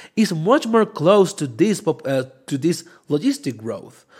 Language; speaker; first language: English; non-native, fluent; Spanish